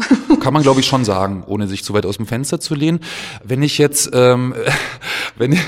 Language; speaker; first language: German; native; German